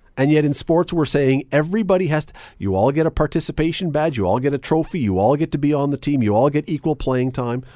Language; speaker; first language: English; native; English